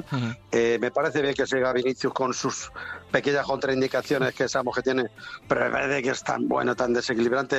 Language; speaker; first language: Spanish; native; Spanish